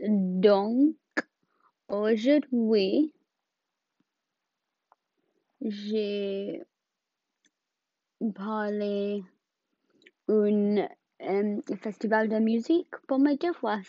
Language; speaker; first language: French; non-native, learner; English